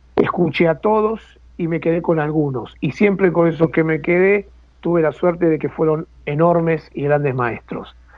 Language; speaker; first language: Spanish; native; Spanish